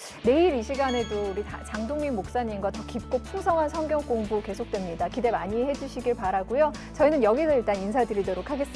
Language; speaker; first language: Korean; native; Korean